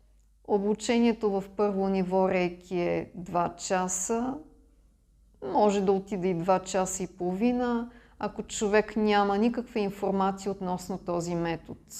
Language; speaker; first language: Bulgarian; non-native, fluent; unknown